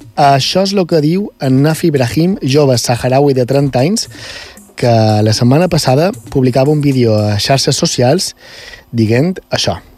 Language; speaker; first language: Catalan; native; Catalan